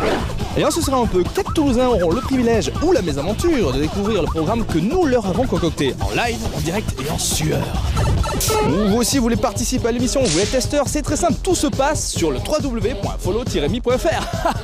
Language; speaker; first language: French; native; French